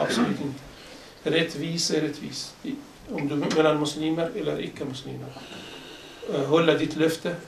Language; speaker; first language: Swedish; non-native, fluent; Arabic